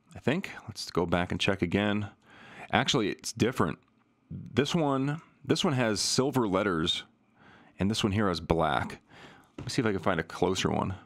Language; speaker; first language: English; native; English